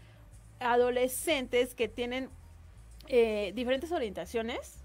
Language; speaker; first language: Spanish; native; Spanish